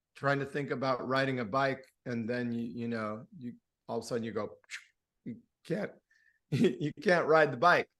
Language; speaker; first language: English; early bilingual, other home language; Spanish